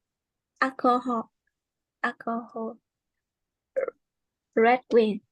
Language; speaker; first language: English; non-native, learner; Vietnamese